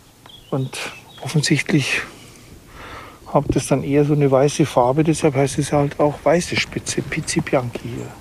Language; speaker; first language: German; native; German